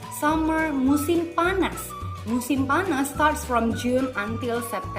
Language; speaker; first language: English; non-native, fluent; Indonesian